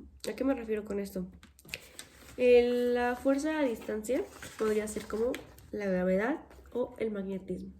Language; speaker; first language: Spanish; native; Spanish